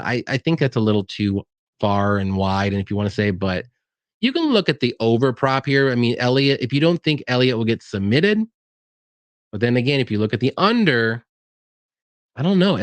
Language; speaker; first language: English; native; English